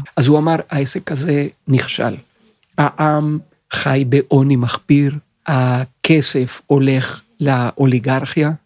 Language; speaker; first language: Hebrew; non-native, fluent; Spanish